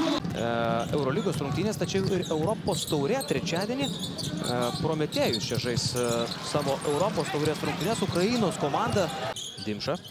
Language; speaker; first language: Lithuanian; native; Lithuanian